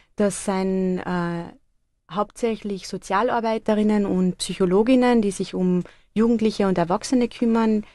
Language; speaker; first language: German; native; German